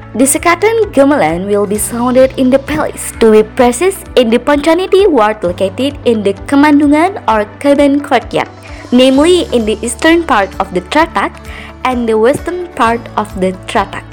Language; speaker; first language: English; non-native, fluent; Indonesian